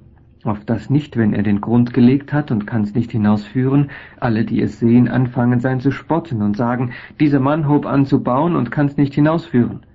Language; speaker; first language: German; native; German